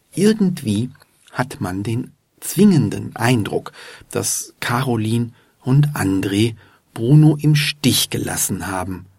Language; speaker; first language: German; native; German